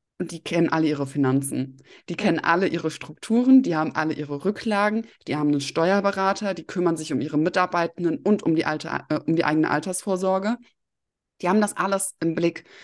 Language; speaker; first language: German; early bilingual, other home language; Russian